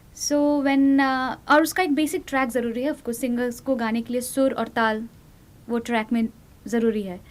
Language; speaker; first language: Hindi; non-native, local second language; Bangla